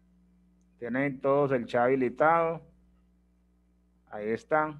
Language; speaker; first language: Spanish; native; Spanish